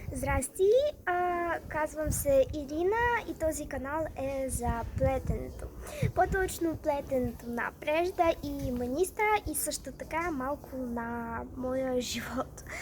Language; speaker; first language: Bulgarian; non-native, fluent; Ukrainian